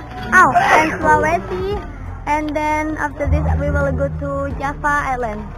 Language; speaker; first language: English; non-native, learner; Indonesian